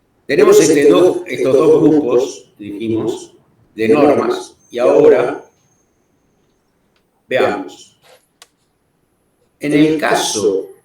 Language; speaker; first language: Spanish; native; Spanish